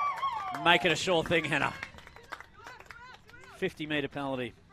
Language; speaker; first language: English; native; English